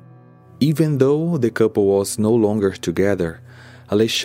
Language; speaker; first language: English; non-native, fluent; Portuguese